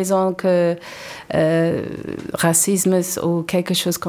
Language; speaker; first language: French; non-native, learner; English